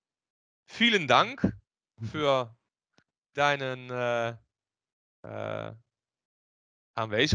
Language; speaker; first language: German; non-native, learner; Dutch